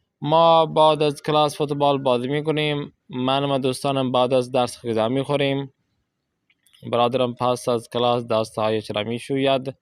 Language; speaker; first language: Persian; non-native, fluent; Urdu